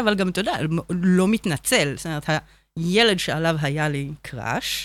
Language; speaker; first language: Hebrew; native; Hebrew